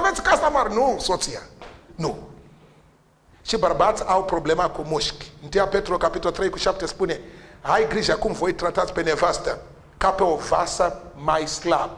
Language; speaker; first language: Romanian; non-native, learner; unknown